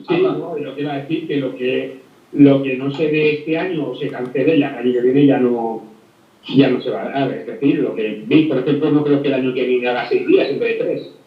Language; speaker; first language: Spanish; native; Spanish